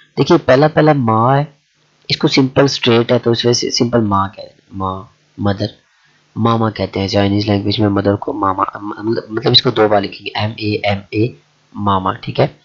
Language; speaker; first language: Urdu; native; Urdu